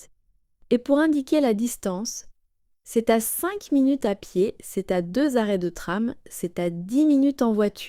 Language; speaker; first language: French; native; French